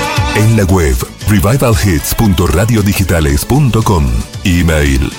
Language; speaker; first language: Spanish; native; Spanish